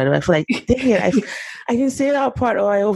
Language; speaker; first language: English; non-native, local second language; Yoruba